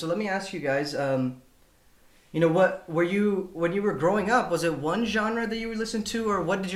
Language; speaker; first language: English; non-native, local second language; Urdu